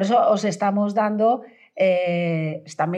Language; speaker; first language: Spanish; native; Spanish